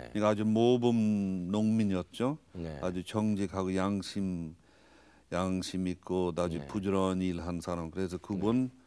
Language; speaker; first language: Korean; non-native, fluent; English